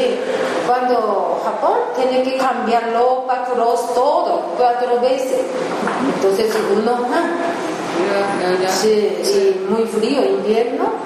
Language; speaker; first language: Spanish; non-native, learner; Japanese